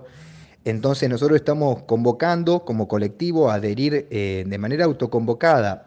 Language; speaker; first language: Spanish; native; Spanish